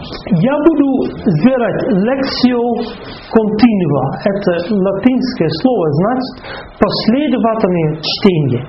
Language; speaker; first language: Russian; non-native, fluent; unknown